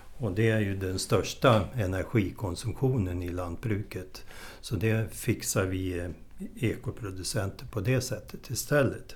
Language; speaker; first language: Swedish; native; Swedish